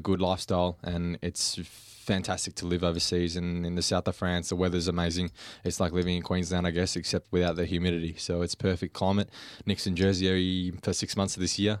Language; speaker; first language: English; native; English